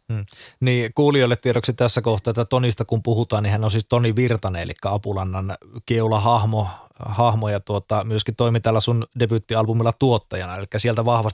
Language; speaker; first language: Finnish; native; Finnish